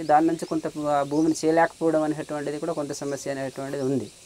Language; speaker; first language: Telugu; native; Telugu